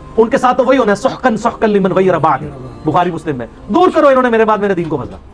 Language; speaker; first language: Urdu; non-native, local second language; Punjabi